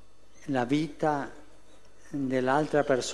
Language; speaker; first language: Italian; early bilingual, heritage; Spanish